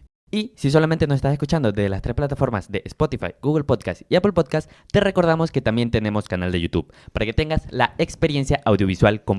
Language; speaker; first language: Spanish; native; Spanish